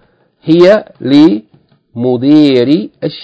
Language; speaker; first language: Arabic; non-native, fluent; English